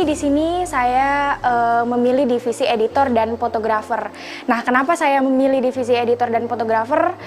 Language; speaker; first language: Indonesian; native; Indonesian